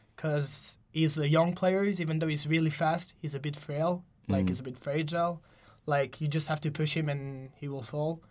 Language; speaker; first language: English; non-native, fluent; French